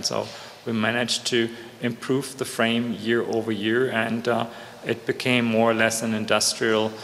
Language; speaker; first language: English; non-native, fluent; German